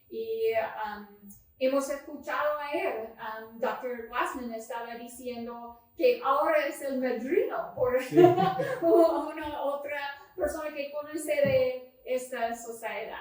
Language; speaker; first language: Spanish; non-native, fluent; English